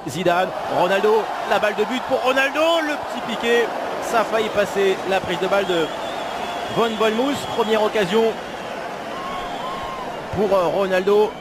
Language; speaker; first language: French; native; French